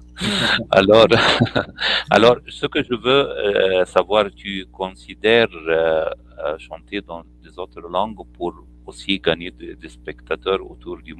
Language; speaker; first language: French; non-native, fluent; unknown